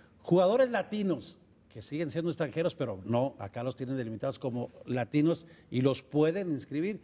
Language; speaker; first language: Spanish; native; Spanish